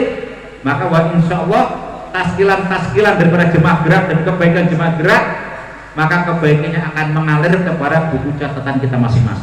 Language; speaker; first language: Indonesian; non-native, local second language; Javanese